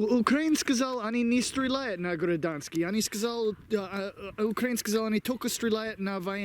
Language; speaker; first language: Russian; non-native, learner; English